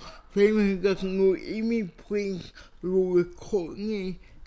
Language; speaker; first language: English; native; English